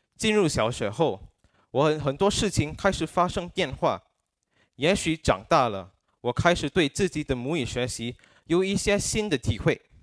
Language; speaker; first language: Chinese; non-native, local second language; English